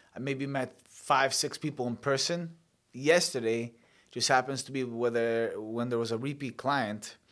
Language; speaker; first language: English; early bilingual, other home language; Italian